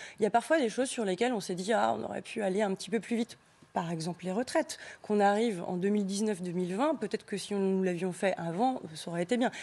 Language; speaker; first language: French; native; French